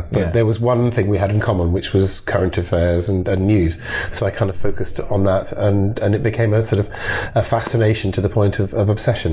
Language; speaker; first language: English; native; English